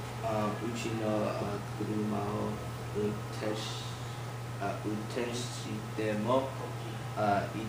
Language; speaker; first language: Japanese; non-native, learner; English